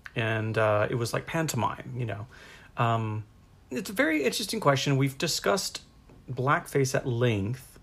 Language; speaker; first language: English; native; English